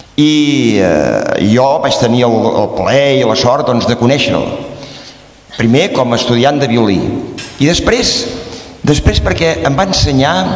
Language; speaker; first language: Catalan; native; Catalan